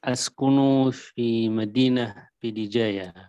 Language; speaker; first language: Arabic; non-native, learner; Indonesian